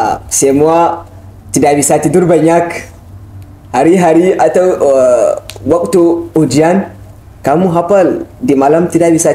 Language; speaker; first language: Indonesian; non-native, learner; Hausa